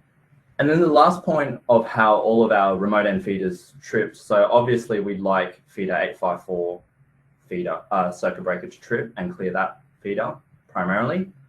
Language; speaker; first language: English; native; English